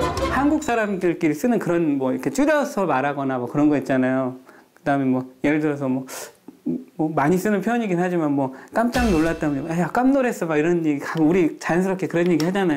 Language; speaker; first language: Korean; native; Korean